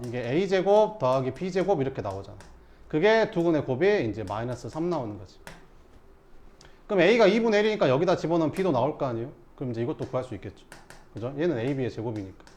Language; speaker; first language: Korean; native; Korean